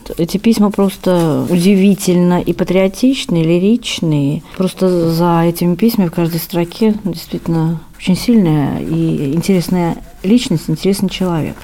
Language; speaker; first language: Russian; native; Russian